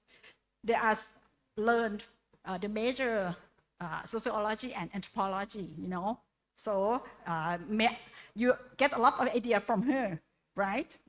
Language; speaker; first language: English; non-native, learner; Indonesian